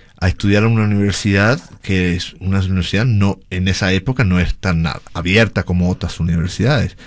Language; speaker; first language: Spanish; native; Spanish